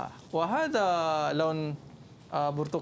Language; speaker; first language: Arabic; non-native, learner; Malay